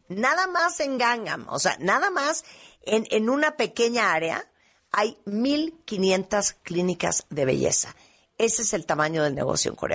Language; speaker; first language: Spanish; native; Spanish